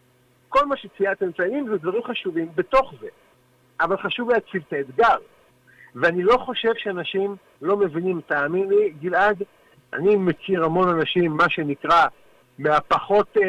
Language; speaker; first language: Hebrew; native; Hebrew